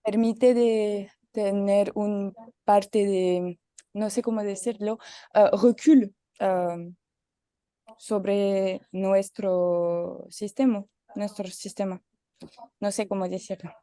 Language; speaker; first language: Spanish; non-native, learner; French